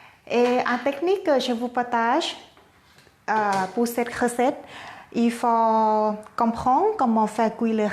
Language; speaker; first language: French; non-native, fluent; Thai